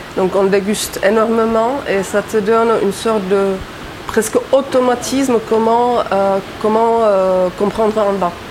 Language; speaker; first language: French; non-native, fluent; Czech